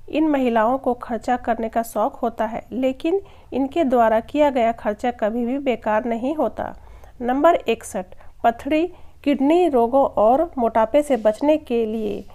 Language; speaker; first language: Hindi; native; Hindi